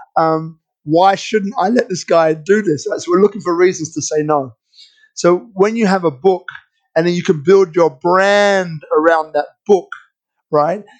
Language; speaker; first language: English; native; English